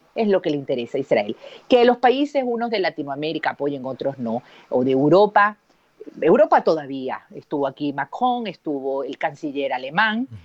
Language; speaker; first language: Spanish; native; Spanish